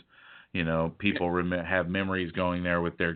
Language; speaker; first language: English; native; English